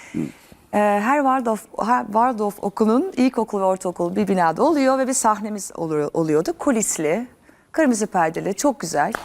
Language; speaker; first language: Turkish; early bilingual, other home language; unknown